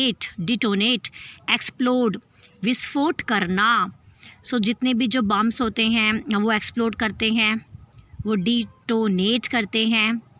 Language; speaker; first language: Hindi; native; Hindi